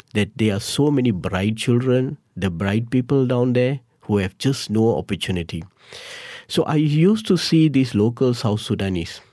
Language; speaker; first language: English; non-native, local second language; Tamil